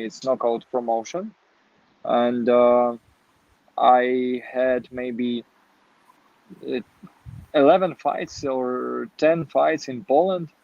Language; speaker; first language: English; non-native, learner; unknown